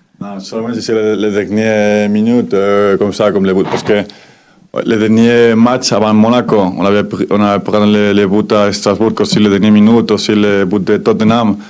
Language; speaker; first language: French; non-native, fluent; Spanish